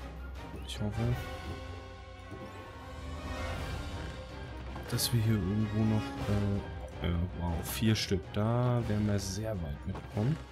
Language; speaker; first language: German; native; German